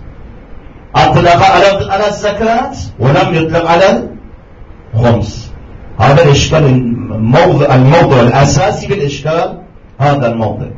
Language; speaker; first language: Arabic; non-native, fluent; Persian